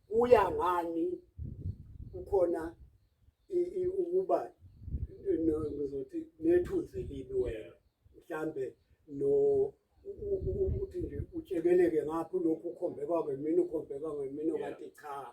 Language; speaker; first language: Zulu; native; Zulu